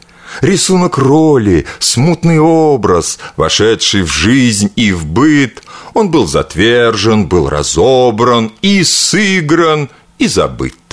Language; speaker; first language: Russian; native; Russian